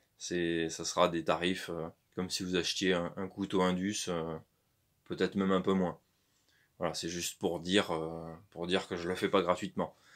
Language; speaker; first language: French; native; French